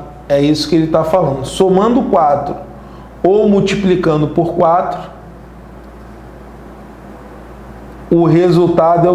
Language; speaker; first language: Portuguese; native; Portuguese